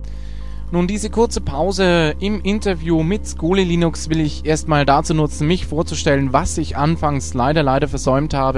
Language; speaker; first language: German; native; German